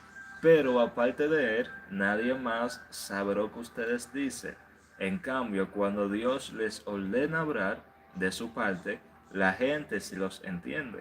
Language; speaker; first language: Spanish; native; Spanish